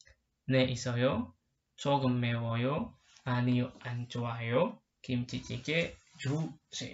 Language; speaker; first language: Korean; non-native, learner; Indonesian